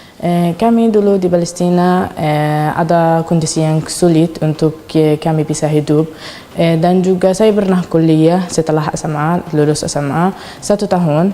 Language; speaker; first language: Indonesian; non-native, fluent; Arabic